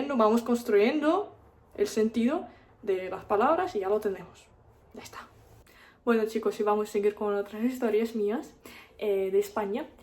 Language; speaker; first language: Spanish; non-native, fluent; Russian